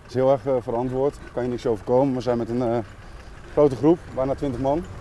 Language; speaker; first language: Dutch; native; Dutch